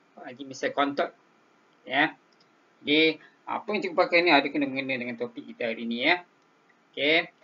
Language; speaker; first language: Malay; native; Malay